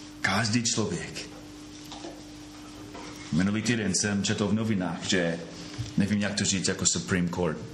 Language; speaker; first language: Czech; non-native, fluent; English